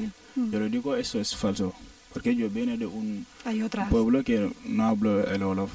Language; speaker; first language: Spanish; non-native, learner; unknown